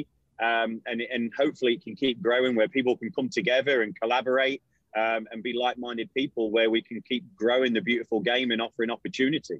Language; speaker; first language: English; native; English